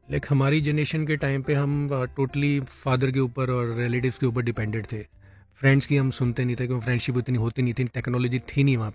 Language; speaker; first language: Hindi; native; Hindi